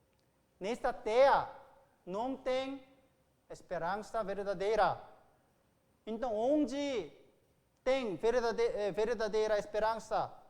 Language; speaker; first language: Portuguese; non-native, fluent; Korean